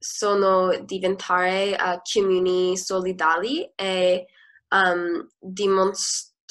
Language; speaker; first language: Italian; non-native, learner; English